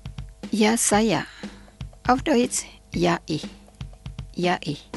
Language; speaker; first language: German; non-native, fluent; Indonesian